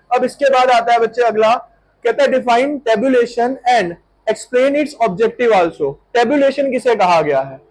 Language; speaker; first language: Hindi; native; Hindi